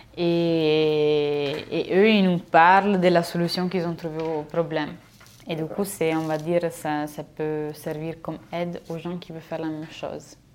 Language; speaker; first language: French; non-native, fluent; Italian